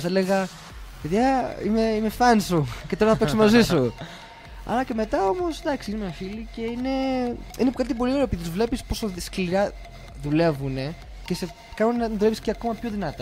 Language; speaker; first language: Greek; early bilingual, heritage; English